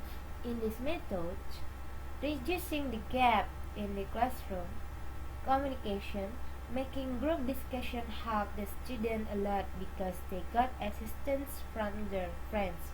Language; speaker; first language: English; non-native, learner; Indonesian